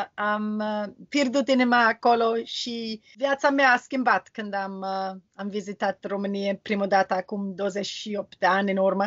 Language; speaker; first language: Romanian; non-native, learner; English